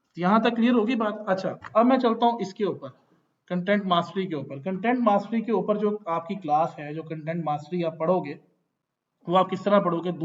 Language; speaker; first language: Urdu; non-native, local second language; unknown